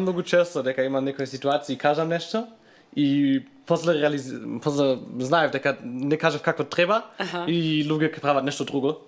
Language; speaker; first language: Macedonian; non-native, learner; German